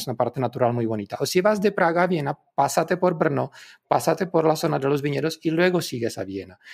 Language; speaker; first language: Spanish; non-native, fluent; Czech